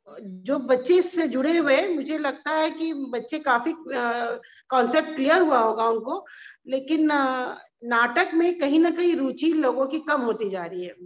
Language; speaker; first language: Hindi; native; Hindi